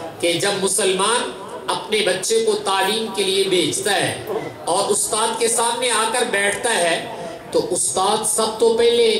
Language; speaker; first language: Urdu; non-native, local second language; Punjabi